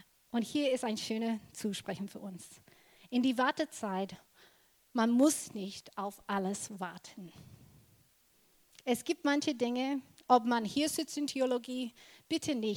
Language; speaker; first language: German; non-native, fluent; English